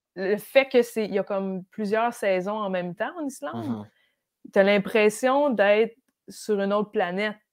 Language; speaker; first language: French; native; French